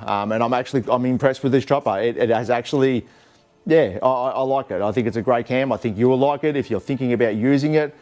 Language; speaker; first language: English; native; English